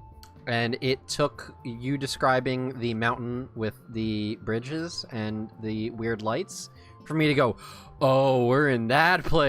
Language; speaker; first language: English; native; English